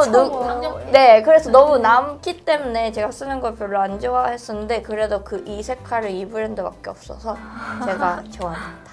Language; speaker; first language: Korean; non-native, fluent; Japanese